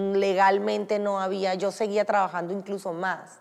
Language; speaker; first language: Spanish; native; Spanish